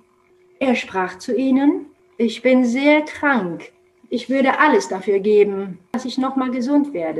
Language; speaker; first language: German; non-native, fluent; Romanian